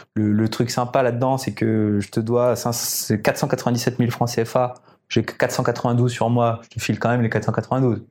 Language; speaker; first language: French; native; French